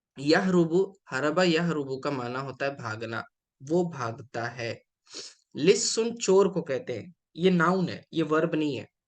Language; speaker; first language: Urdu; native; Urdu